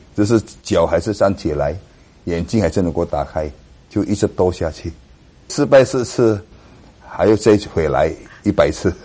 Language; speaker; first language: Chinese; non-native, learner; Indonesian